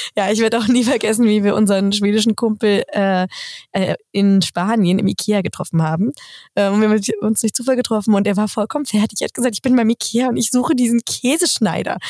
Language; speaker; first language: German; native; German